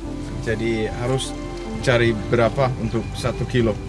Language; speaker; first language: Indonesian; non-native, learner; Danish